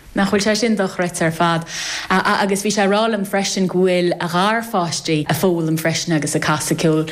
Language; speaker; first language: Irish; native; Irish